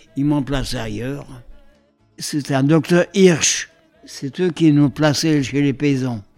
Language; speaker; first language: French; early bilingual, other home language; Polish